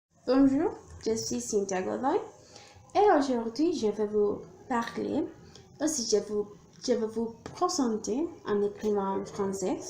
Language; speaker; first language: French; non-native, learner; Spanish